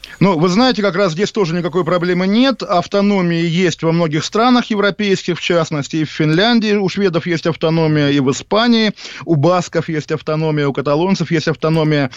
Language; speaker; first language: Russian; native; Russian